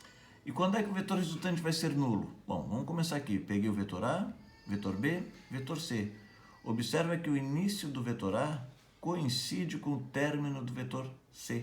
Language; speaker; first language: Portuguese; native; Portuguese